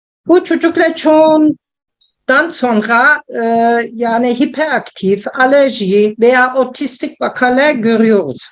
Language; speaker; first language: Turkish; non-native, learner; German